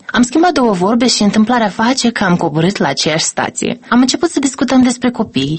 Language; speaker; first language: Romanian; native; Romanian